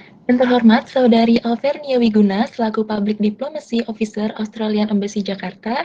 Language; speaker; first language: Indonesian; native; Indonesian